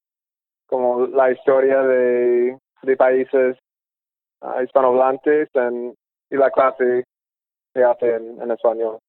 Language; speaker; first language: Spanish; non-native, fluent; English